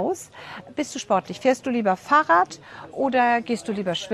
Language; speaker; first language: German; native; German